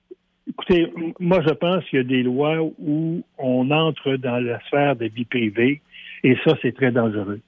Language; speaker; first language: French; native; French